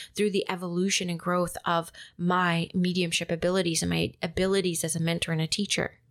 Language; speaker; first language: English; native; English